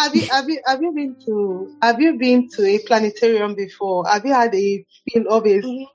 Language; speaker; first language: English; non-native, local second language; Igbo